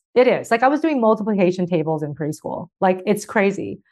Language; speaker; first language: English; early bilingual, other home language; Chinese